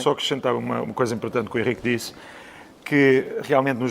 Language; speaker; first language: Portuguese; native; Portuguese